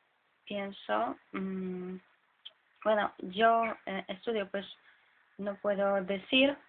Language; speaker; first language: Spanish; non-native, fluent; Polish